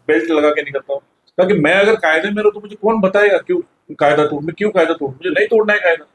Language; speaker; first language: Hindi; non-native, local second language; Marathi